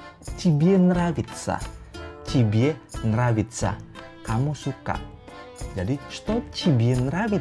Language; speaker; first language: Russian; non-native, fluent; Indonesian